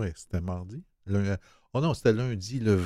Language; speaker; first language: French; native; French